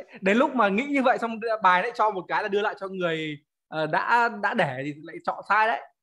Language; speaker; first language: Vietnamese; native; Vietnamese